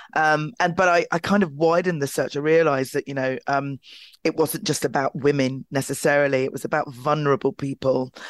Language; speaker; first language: English; native; English